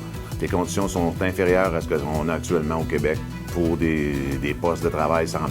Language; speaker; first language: French; native; French